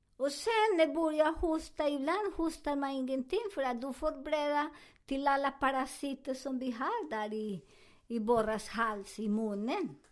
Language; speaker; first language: Swedish; non-native, learner; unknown